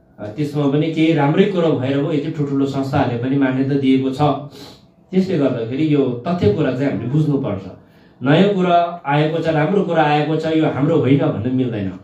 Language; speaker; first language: Nepali; non-native, local second language; Gurung